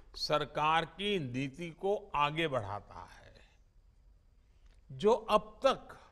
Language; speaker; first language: Hindi; non-native, local second language; Gujarati